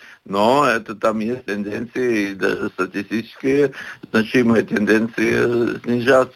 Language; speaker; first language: Russian; non-native, local second language; Latvian